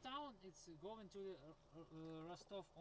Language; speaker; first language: English; non-native, learner; Russian